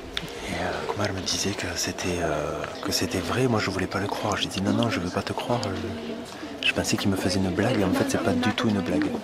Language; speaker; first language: French; native; French